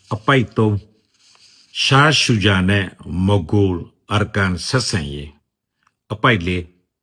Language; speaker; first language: Burmese; non-native, local second language; Rohingya